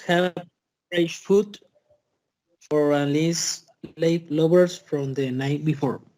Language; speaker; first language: English; non-native, learner; Spanish